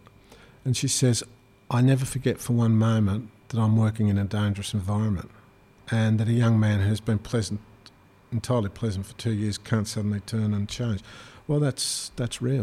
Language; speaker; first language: English; native; English